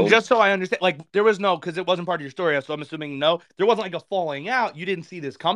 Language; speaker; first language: English; native; English